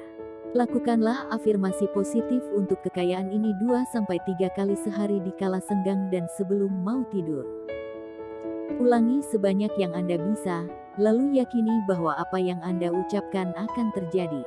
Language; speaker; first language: Indonesian; native; Indonesian